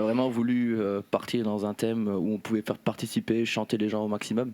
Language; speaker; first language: French; native; French